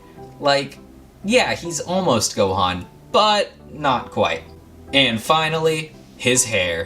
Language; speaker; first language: English; native; English